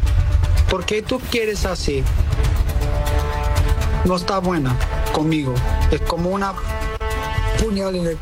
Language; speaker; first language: Spanish; non-native, learner; English